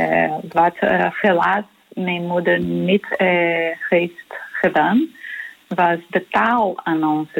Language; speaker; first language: Dutch; non-native, learner; Portuguese